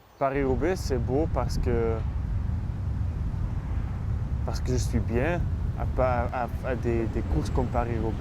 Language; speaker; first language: French; non-native, learner; Dutch